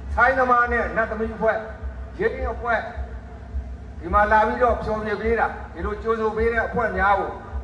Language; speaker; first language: Burmese; native; Burmese